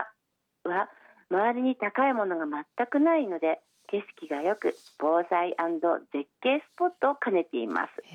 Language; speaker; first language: Japanese; native; Japanese